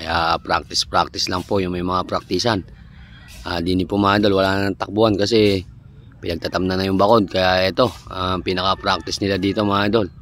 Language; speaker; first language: Filipino; native; Filipino